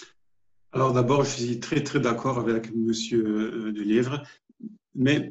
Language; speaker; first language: French; non-native, fluent; German